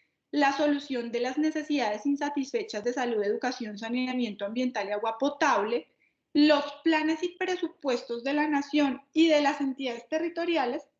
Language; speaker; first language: Spanish; native; Spanish